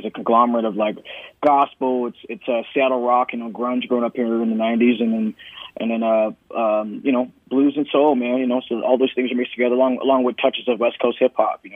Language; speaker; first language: English; native; English